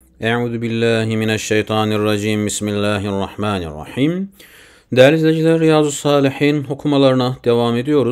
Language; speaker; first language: Turkish; native; Turkish